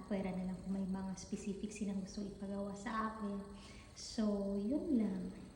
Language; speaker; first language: Filipino; native; Filipino